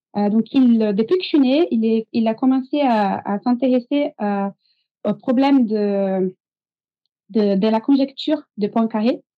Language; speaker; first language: French; non-native, fluent; Portuguese